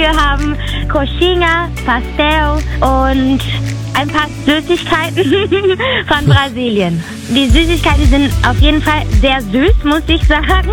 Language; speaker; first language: German; non-native, fluent; Portuguese